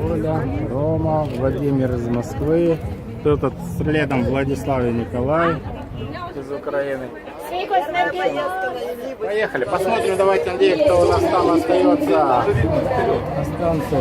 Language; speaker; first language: Russian; native; Russian